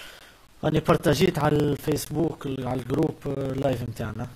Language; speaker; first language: Arabic; native; Arabic